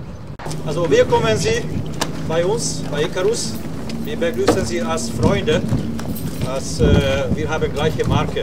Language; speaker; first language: German; non-native, learner; Hungarian